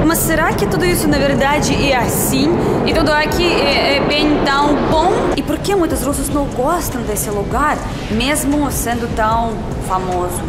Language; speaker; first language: Portuguese; non-native, learner; Russian